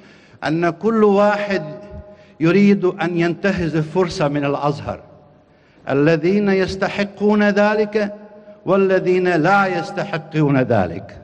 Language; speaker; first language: Arabic; non-native, fluent; Bosnian